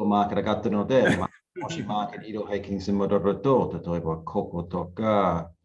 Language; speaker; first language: Japanese; non-native, learner; English